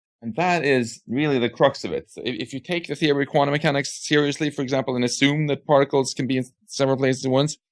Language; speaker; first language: English; non-native, fluent; Swedish